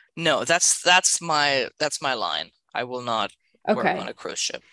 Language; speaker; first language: English; non-native, fluent; German